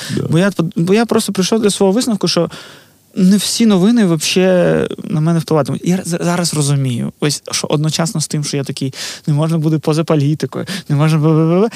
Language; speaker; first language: Ukrainian; non-native, local second language; Russian